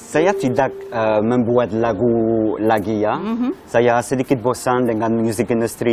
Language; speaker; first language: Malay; non-native, learner; French